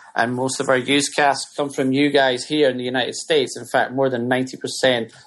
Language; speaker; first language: English; native; English